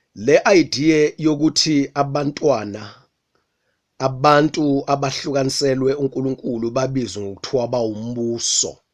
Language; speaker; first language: Zulu; native; Zulu